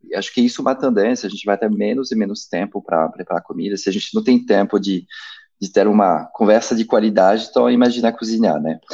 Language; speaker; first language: Portuguese; non-native, fluent; French